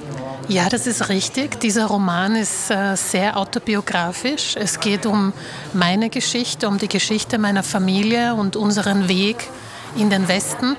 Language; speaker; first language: German; early bilingual, other home language; Slovak